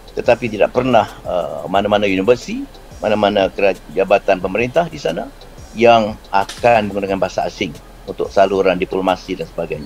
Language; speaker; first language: Malay; native; Malay